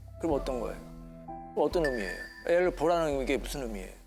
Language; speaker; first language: Korean; native; Korean